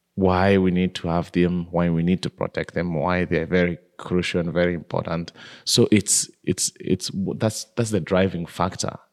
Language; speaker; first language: English; non-native, local second language; Kikuyu